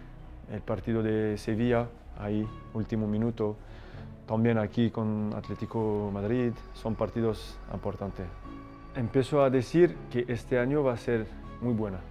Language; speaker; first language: Spanish; non-native, fluent; French